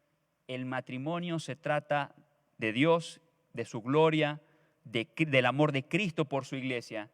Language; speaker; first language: Spanish; native; Spanish